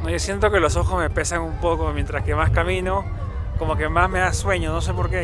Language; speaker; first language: Spanish; native; Spanish